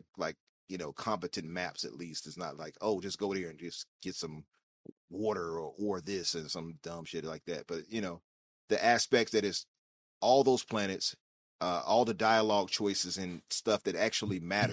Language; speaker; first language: English; native; English